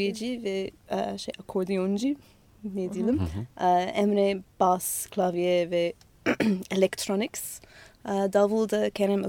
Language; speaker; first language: Turkish; non-native, fluent; English